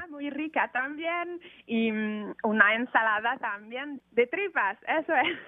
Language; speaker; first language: Spanish; non-native, learner; French